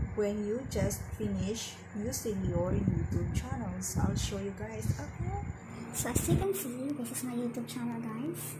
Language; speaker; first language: English; non-native, local second language; Filipino